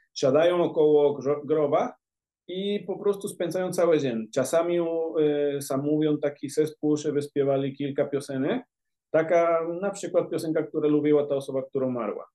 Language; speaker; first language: Polish; non-native, fluent; Spanish